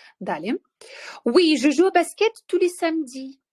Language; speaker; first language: French; non-native, fluent; Ukrainian